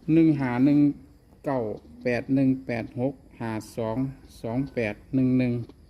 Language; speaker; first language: Thai; native; Thai